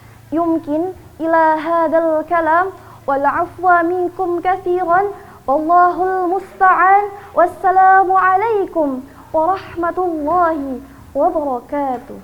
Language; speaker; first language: Arabic; non-native, learner; Indonesian